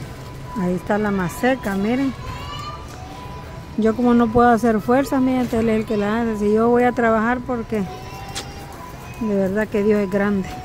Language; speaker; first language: Spanish; native; Spanish